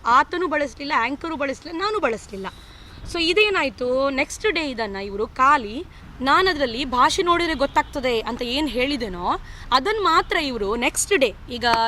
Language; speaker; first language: Kannada; non-native, local second language; Tulu